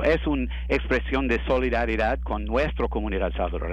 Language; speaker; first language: Spanish; non-native, learner; English